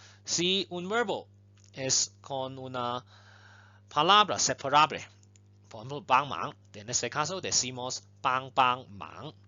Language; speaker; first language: Spanish; non-native, fluent; Chinese